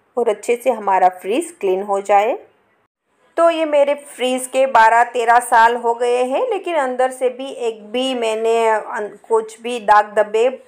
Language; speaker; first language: Hindi; non-native, local second language; Gujarati